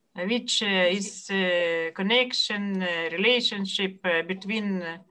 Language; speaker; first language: English; non-native, learner; Ukrainian